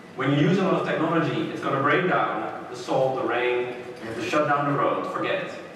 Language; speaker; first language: English; non-native, fluent; Dutch